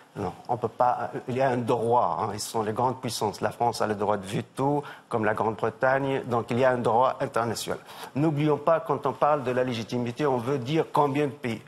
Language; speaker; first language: French; non-native, local second language; Arabic